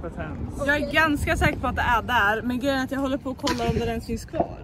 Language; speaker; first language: Swedish; native; Swedish